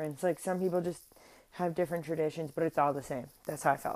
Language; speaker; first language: English; native; English